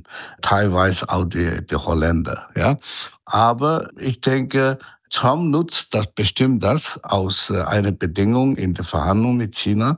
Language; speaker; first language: German; non-native, fluent; Chinese